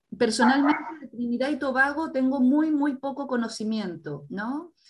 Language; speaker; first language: Spanish; native; Spanish